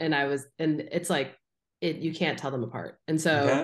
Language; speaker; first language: English; native; English